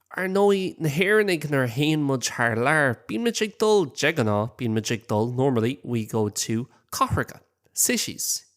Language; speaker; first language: Irish; non-native, local second language; English